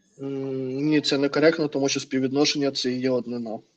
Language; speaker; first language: Ukrainian; non-native, fluent; Russian